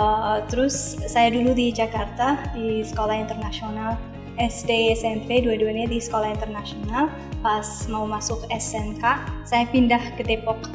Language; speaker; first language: Indonesian; early bilingual, other home language; Persian